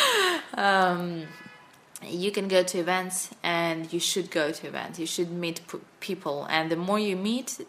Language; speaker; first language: English; non-native, fluent; Russian